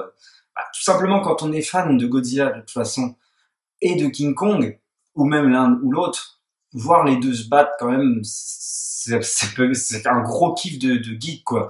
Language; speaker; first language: French; native; French